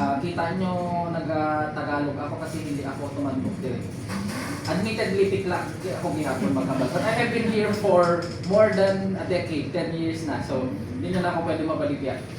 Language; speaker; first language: Filipino; non-native, local second language; Iloko